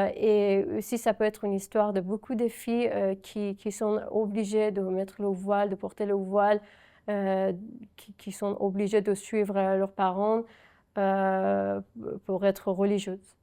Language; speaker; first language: French; non-native, fluent; Persian